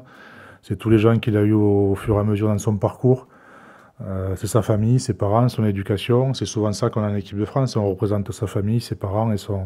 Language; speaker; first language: French; native; French